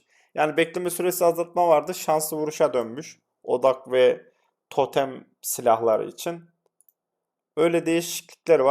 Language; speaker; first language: Turkish; native; Turkish